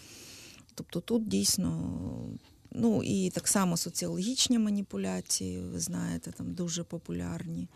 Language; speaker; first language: Ukrainian; native; Ukrainian